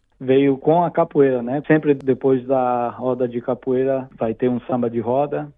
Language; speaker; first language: Portuguese; non-native, fluent; Italian